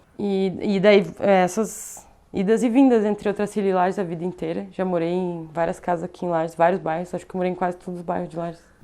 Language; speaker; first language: Portuguese; native; Portuguese